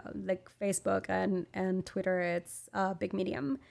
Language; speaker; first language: English; non-native, fluent; Spanish